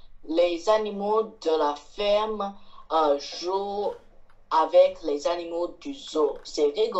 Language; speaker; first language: French; non-native, learner; Chinese